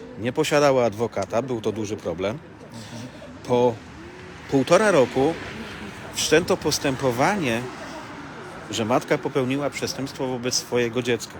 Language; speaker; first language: Polish; native; Polish